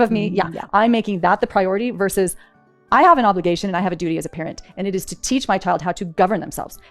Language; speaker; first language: English; native; English